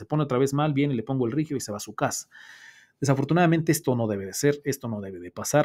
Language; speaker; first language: Spanish; native; Spanish